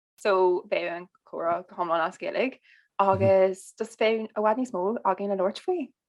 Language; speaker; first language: Irish; non-native, local second language; English